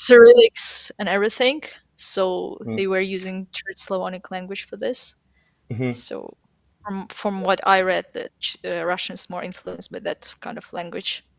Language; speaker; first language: English; non-native, fluent; Ukrainian